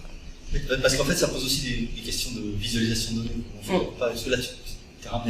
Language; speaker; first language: French; native; French